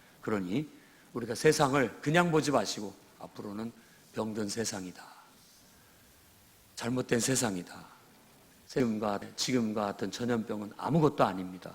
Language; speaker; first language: Korean; native; Korean